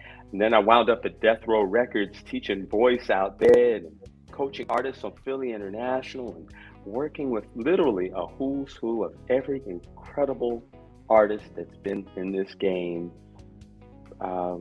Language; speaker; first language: English; native; English